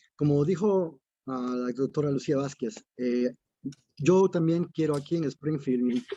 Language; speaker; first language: Spanish; early bilingual, other home language; English